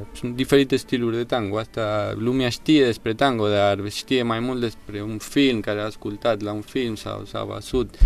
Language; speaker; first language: Romanian; non-native, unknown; Spanish